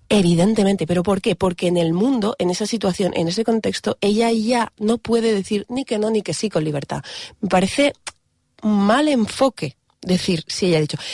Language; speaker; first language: Spanish; native; Spanish